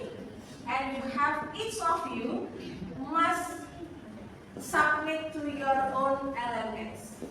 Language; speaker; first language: English; non-native, fluent; Indonesian